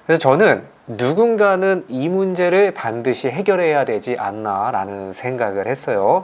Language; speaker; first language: Korean; native; Korean